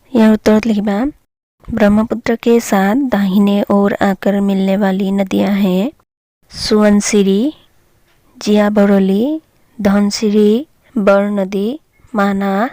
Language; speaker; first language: Hindi; non-native, local second language; Assamese